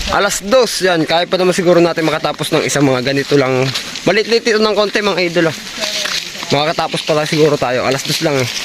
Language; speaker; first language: Filipino; native; Filipino